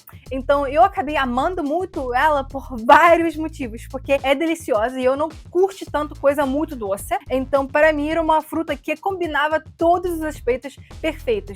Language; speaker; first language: Portuguese; non-native, fluent; Russian